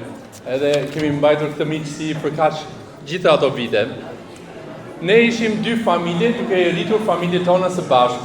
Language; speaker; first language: Albanian; non-native, fluent; English